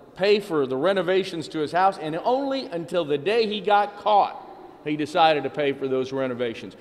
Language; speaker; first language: English; early bilingual, other home language; Spanish